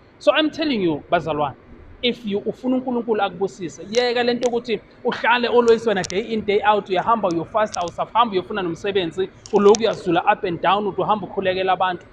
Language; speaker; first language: Zulu; non-native, local second language; Tsonga